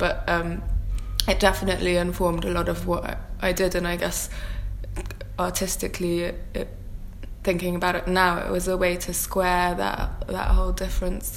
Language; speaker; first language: English; native; English